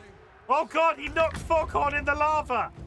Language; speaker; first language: English; native; English